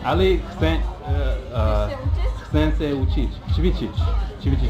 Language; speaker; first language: Polish; non-native, learner; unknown